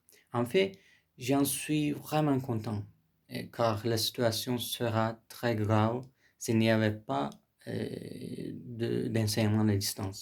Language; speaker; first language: French; non-native, learner; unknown